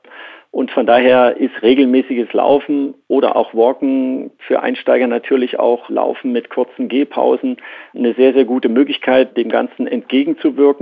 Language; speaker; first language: German; native; German